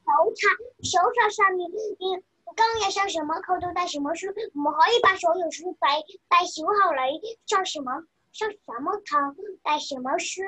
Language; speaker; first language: Chinese; early bilingual, other home language; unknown